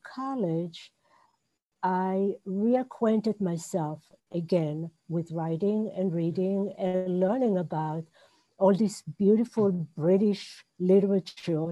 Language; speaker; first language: English; non-native, fluent; Hebrew